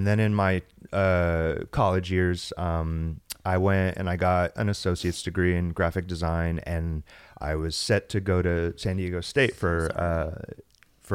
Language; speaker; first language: English; native; English